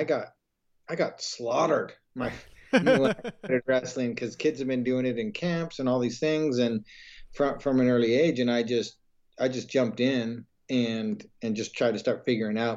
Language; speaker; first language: English; native; English